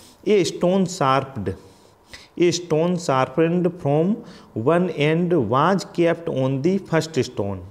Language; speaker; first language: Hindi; native; Hindi